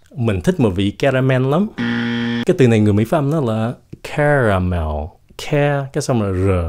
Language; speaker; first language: Vietnamese; early bilingual, heritage; Vietnamese